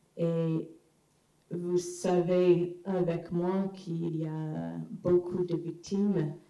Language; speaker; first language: French; non-native, fluent; English